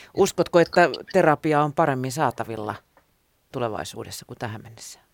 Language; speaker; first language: Finnish; native; Finnish